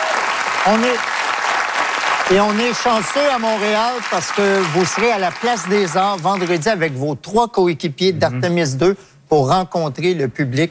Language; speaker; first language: French; native; French